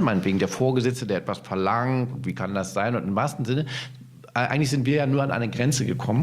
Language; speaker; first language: German; native; German